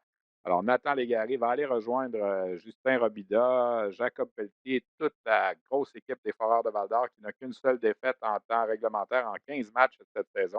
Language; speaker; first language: French; native; French